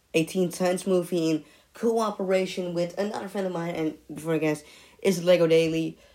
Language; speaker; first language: English; non-native, fluent; Dutch